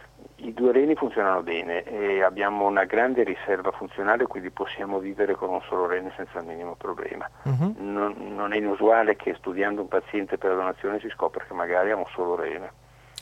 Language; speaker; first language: Italian; native; Italian